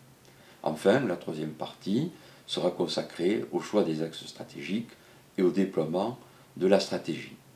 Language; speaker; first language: French; native; French